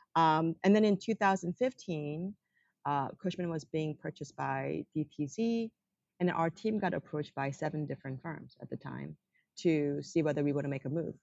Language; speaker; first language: English; non-native, fluent; Korean